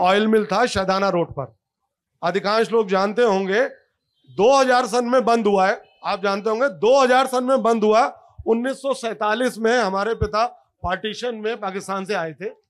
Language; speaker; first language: Hindi; native; Hindi